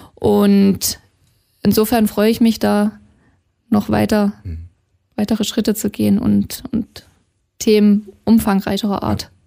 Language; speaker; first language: German; native; German